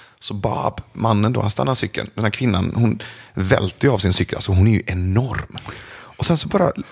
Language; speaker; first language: Swedish; early bilingual, other home language; Persian